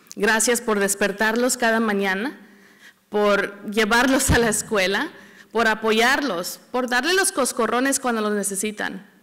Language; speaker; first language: Spanish; early bilingual, heritage; Spanish